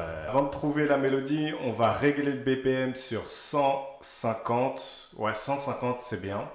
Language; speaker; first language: French; native; French